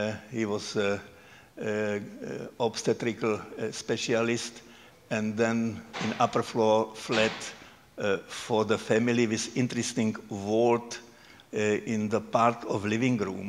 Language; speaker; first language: English; non-native, fluent; Czech